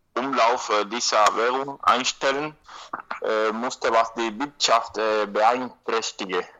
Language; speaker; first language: German; non-native, learner; Spanish